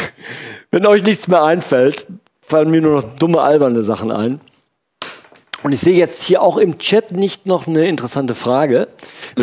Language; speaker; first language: German; native; German